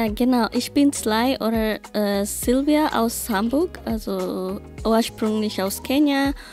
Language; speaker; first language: German; non-native, learner; Swahili